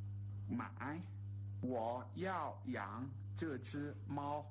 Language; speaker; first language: Chinese; non-native, learner; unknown